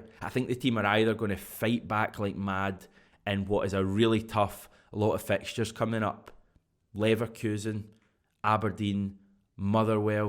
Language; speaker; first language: English; native; English